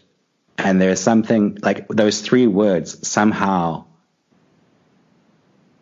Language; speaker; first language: English; native; English